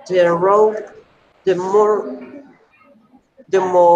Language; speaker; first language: English; non-native, learner; Spanish